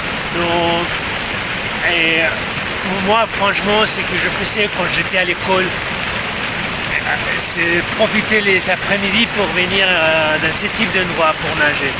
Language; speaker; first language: French; non-native, fluent; Spanish